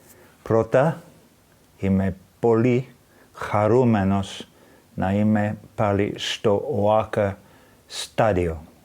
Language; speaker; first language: Greek; non-native, learner; English